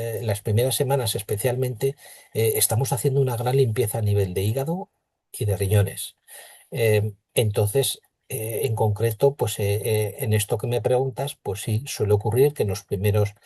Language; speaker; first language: Spanish; native; Spanish